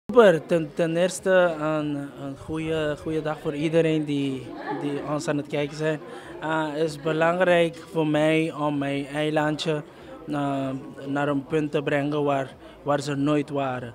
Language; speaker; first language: Dutch; non-native, local second language; Papiamento